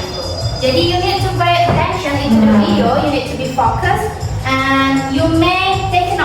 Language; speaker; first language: English; non-native, learner; Indonesian